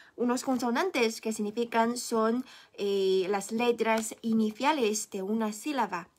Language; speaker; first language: Spanish; non-native, fluent; Chinese